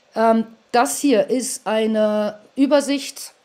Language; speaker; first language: German; native; German